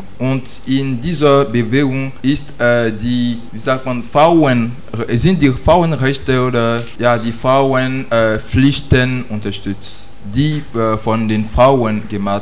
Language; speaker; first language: German; non-native, learner; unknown